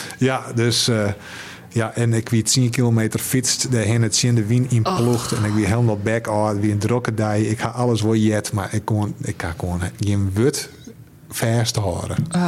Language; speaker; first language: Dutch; non-native, local second language; Western Frisian